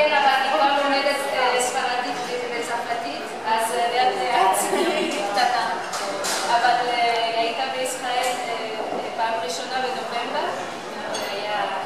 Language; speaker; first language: Hebrew; non-native, learner; French